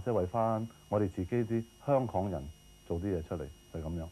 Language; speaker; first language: Cantonese; early bilingual, heritage; Cantonese